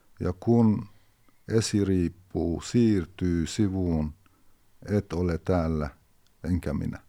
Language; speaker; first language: Finnish; non-native, fluent; Persian